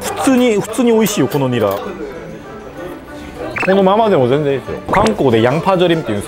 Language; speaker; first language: Japanese; non-native, fluent; Korean